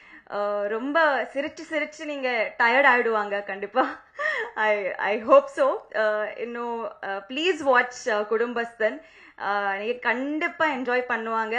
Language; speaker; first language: Tamil; non-native, learner; Telugu